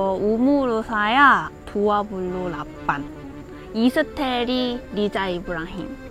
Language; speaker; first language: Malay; non-native, learner; Korean